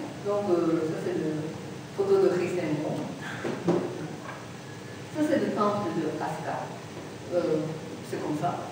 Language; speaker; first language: French; non-native, learner; Japanese